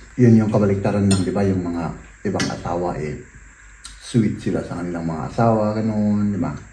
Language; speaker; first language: Filipino; native; Filipino